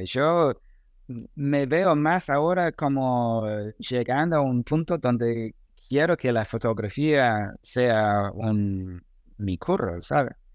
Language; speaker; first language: Spanish; non-native, fluent; English